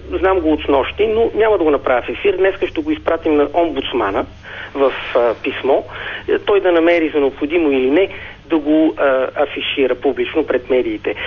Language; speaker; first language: Bulgarian; native; Bulgarian